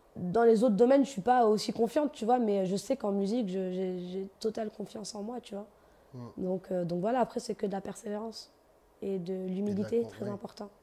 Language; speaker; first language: French; native; French